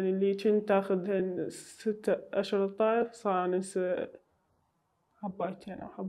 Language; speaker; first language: Arabic; native; Arabic